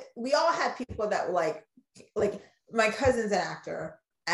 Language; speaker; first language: English; native; English